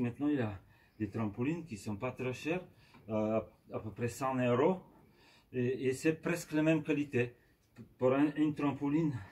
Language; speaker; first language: French; non-native, fluent; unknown